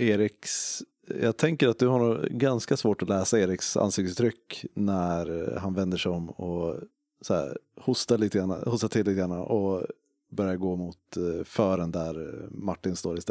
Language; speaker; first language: Swedish; native; Swedish